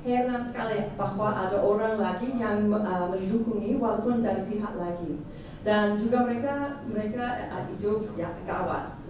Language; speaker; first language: Indonesian; non-native, fluent; English